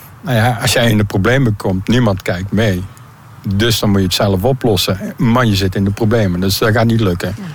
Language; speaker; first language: Dutch; native; Dutch